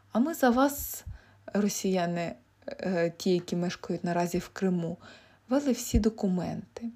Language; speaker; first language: Ukrainian; native; Ukrainian